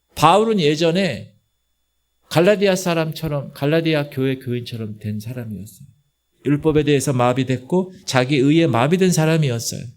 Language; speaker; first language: Korean; native; Korean